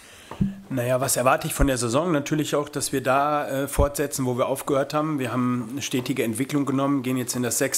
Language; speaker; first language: German; native; German